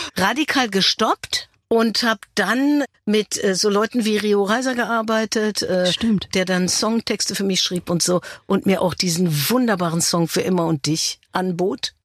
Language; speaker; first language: German; native; German